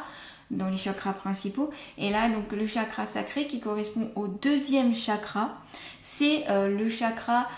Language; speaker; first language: French; native; French